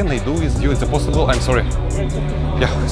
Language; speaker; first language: English; non-native, learner; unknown